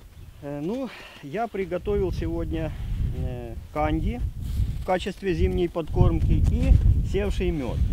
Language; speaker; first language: Russian; native; Russian